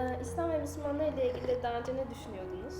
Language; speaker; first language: Turkish; native; Turkish